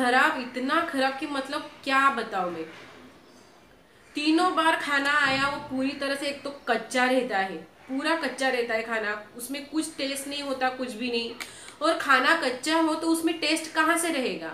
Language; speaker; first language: Hindi; native; Hindi